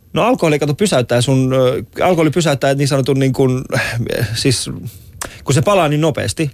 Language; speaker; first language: Finnish; early bilingual, other home language; Persian